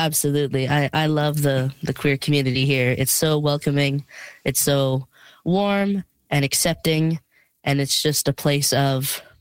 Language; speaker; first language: English; native; English